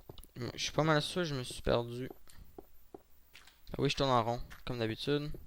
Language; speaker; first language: French; native; French